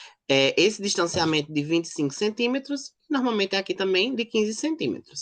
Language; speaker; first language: Portuguese; native; Portuguese